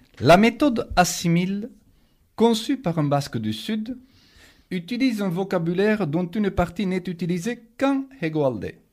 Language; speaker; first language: French; native; French